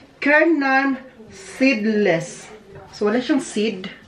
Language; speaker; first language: English; non-native, local second language; Filipino